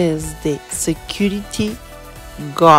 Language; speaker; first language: English; non-native, learner; Spanish